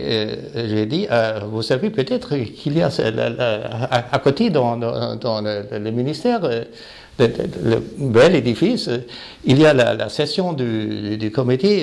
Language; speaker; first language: French; non-native, fluent; German